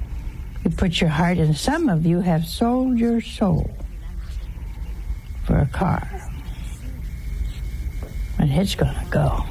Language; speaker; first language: English; native; English